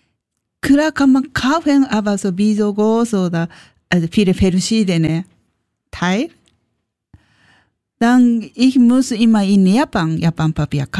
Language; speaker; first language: German; non-native, learner; Japanese